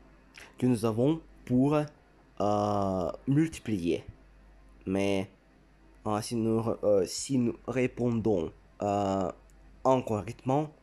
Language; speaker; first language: French; non-native, learner; Russian